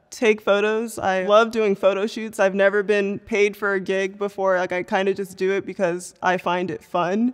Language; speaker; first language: English; native; English